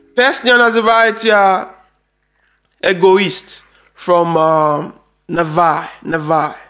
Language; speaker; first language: Russian; non-native, learner; Arabic